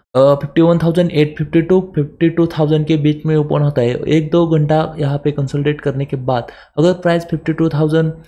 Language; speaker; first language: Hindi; non-native, local second language; Marathi